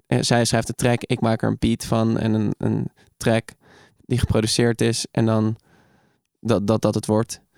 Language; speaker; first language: Dutch; native; Dutch